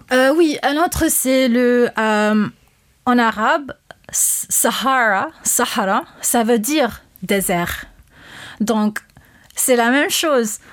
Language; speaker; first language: French; non-native, fluent; English